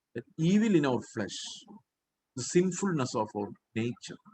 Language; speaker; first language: English; non-native, local second language; Malayalam